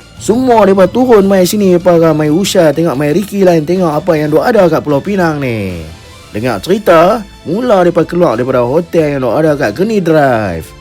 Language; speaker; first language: Malay; native; Malay